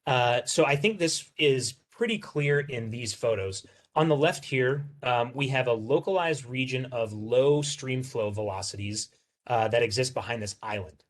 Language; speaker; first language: English; native; English